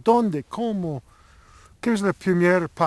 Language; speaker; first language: Spanish; non-native, learner; English